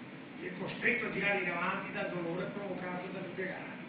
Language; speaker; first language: Italian; native; Italian